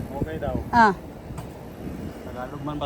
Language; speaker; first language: Filipino; non-native, local second language; Cebuano